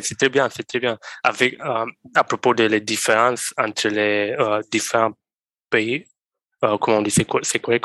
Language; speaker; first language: French; non-native, learner; Romanian